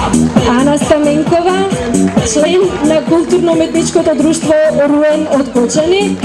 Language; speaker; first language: Macedonian; native; Macedonian